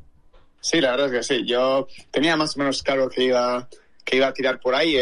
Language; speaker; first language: Spanish; native; Spanish